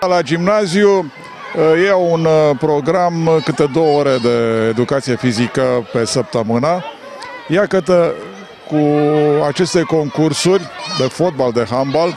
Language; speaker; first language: Romanian; native; Romanian